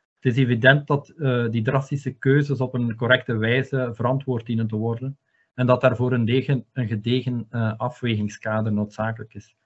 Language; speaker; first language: Dutch; native; Dutch